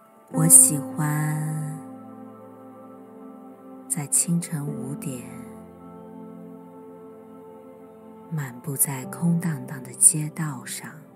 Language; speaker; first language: Chinese; native; Chinese